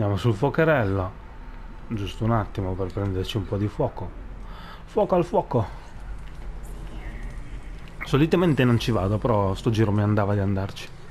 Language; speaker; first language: Italian; native; Italian